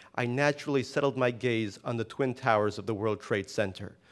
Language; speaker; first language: English; non-native, fluent; Russian